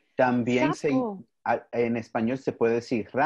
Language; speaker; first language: Spanish; early bilingual, heritage; English